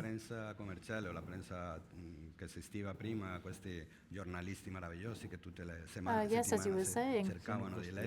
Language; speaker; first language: Italian; non-native, fluent; Spanish